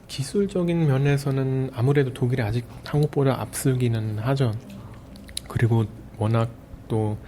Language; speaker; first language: Korean; early bilingual, heritage; Korean